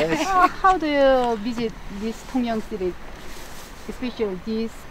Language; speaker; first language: English; non-native, learner; Korean